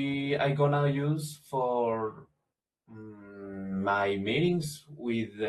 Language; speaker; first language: English; non-native, learner; Spanish